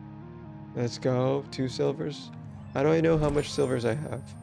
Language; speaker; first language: English; native; English